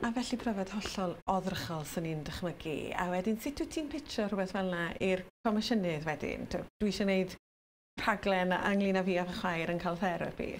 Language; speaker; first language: Welsh; native; Welsh